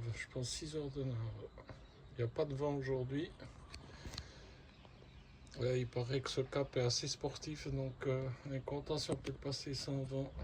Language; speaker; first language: French; native; French